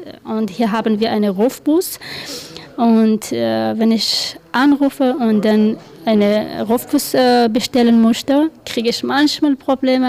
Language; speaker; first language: German; non-native, learner; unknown